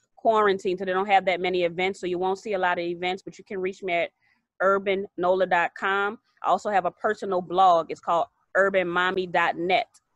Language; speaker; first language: English; native; English